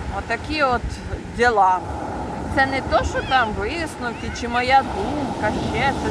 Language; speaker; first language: Ukrainian; native; Ukrainian